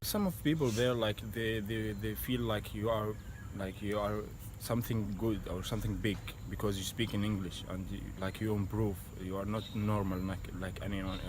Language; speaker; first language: English; non-native, learner; Arabic